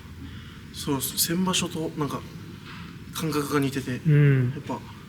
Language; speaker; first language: Japanese; native; Japanese